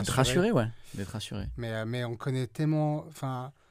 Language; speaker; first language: French; native; French